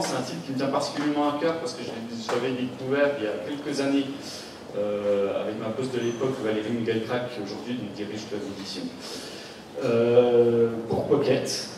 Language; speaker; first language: French; native; French